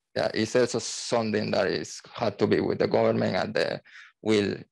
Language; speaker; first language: English; non-native, learner; Spanish